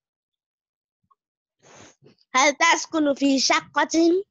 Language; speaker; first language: Arabic; non-native, learner; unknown